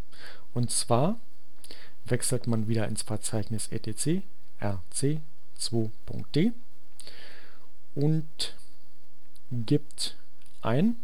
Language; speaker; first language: German; native; German